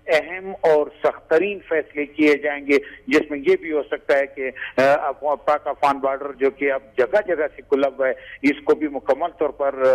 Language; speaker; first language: Urdu; non-native, local second language; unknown